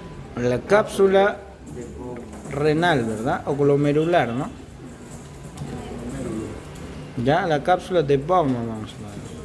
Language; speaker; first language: Spanish; native; Spanish